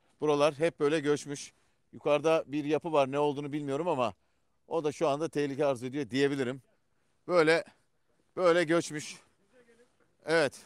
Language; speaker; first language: Turkish; native; Turkish